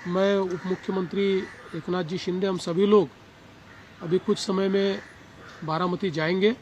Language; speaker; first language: Hindi; non-native, local second language; Marathi